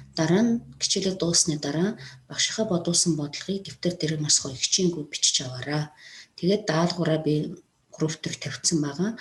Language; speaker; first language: Mongolian; non-native, local second language; Kazakh